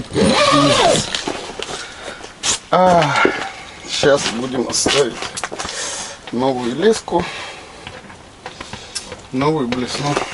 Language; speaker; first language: Russian; native; Russian